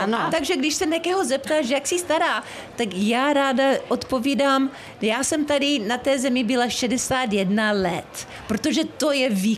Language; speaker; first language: Czech; early bilingual, heritage; Czech